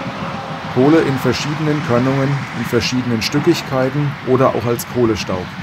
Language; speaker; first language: German; native; German